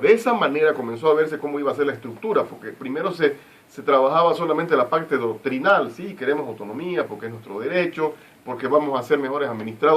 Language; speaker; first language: Spanish; native; Spanish